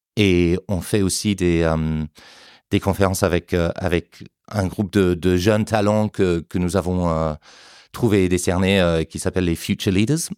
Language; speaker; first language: French; non-native, fluent; English